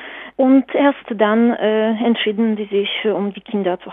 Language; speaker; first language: German; non-native, fluent; Polish